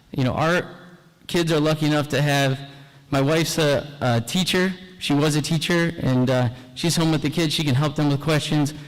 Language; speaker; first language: English; native; English